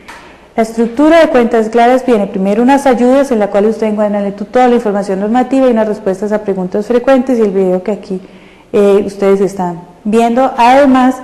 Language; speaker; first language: Spanish; native; Spanish